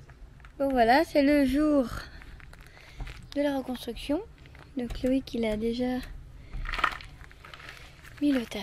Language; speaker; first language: French; native; French